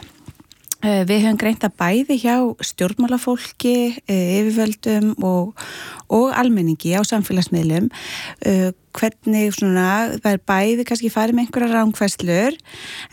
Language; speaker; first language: Icelandic; native; Icelandic